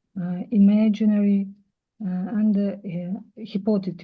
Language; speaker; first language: English; non-native, learner; Russian